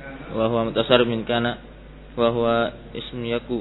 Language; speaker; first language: Arabic; non-native, learner; Indonesian